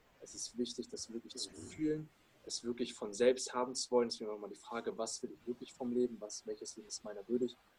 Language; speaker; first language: German; early bilingual, other home language; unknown